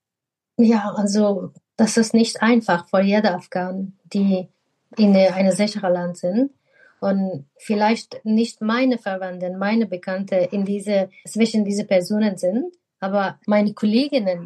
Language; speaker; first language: German; non-native, fluent; Persian